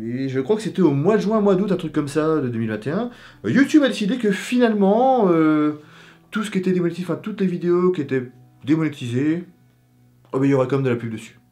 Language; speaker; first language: French; native; French